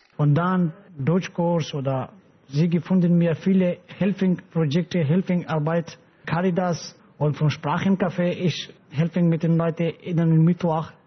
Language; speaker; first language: German; non-native, learner; Pashto